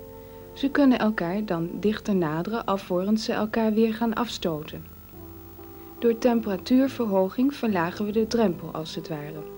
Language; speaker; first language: Dutch; native; Dutch